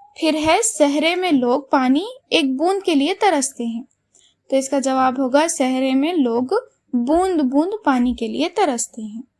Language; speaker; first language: Urdu; native; Urdu